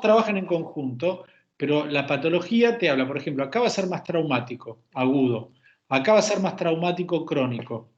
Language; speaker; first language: Spanish; native; Spanish